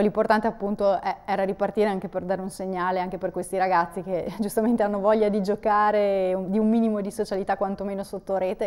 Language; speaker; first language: Italian; native; Italian